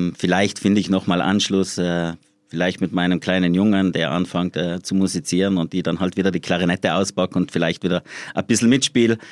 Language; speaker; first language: German; native; German